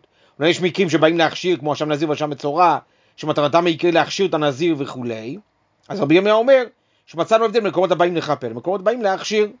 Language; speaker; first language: Hebrew; native; Hebrew